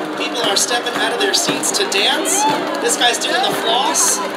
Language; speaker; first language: English; native; English